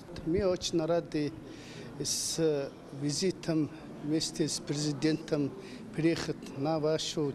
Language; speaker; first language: Russian; non-native, learner; Mongolian